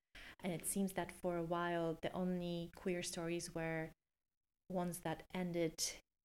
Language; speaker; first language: English; non-native, fluent; Polish